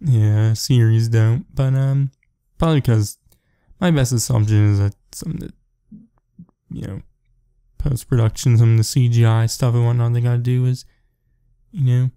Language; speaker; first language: English; native; English